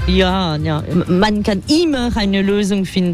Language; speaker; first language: German; non-native, fluent; French